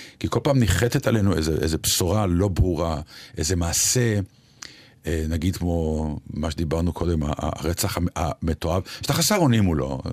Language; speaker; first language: Hebrew; native; Hebrew